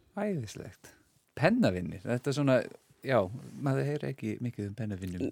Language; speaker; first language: Icelandic; non-native, fluent; English